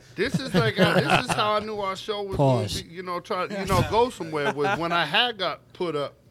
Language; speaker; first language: English; native; English